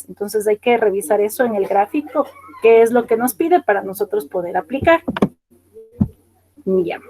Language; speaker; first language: Spanish; native; Spanish